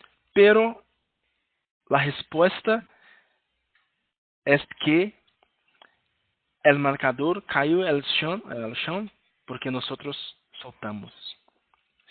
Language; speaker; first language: Spanish; non-native, learner; Portuguese